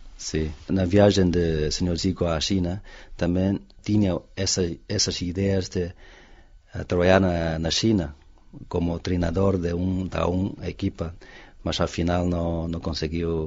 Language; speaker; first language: Portuguese; non-native, fluent; Chinese